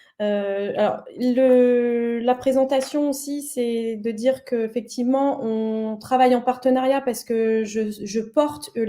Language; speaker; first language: French; native; French